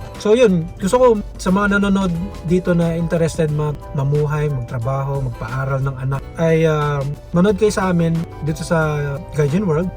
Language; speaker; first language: Filipino; native; Filipino